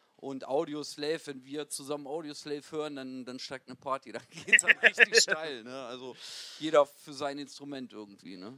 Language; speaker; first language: German; native; German